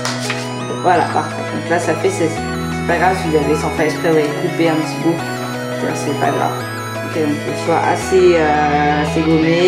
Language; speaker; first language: French; native; French